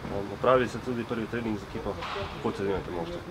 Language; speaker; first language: Slovenian; native; Slovenian